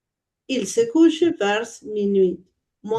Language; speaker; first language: French; non-native, learner; Spanish